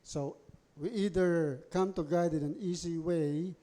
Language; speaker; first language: English; non-native, local second language; Filipino